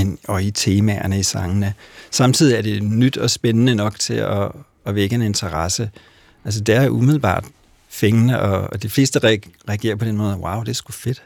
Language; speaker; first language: Danish; native; Danish